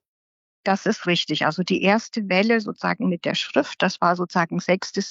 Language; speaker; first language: German; native; German